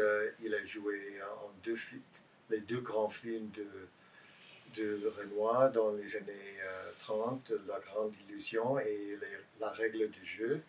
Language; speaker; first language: French; non-native, learner; English